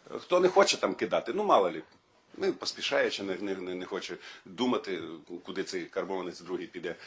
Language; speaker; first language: Ukrainian; native; Ukrainian